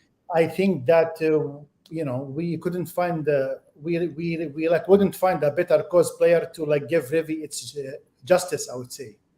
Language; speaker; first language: English; non-native, fluent; Arabic